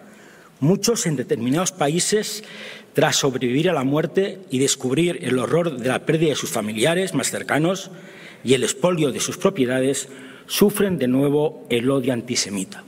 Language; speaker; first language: Spanish; native; Spanish